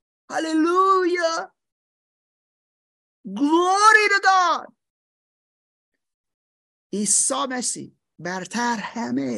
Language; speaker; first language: Persian; non-native, learner; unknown